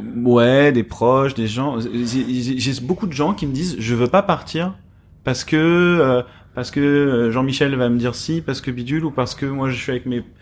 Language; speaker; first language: French; native; French